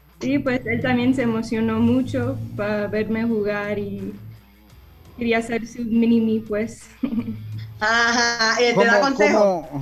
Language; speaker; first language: Spanish; early bilingual, heritage; English